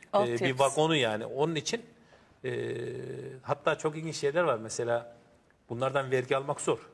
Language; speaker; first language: Turkish; native; Turkish